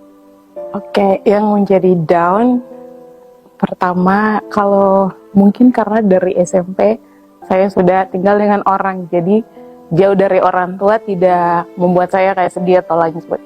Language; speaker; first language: Indonesian; non-native, local second language; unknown